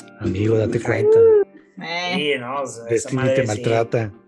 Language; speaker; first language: Spanish; native; Spanish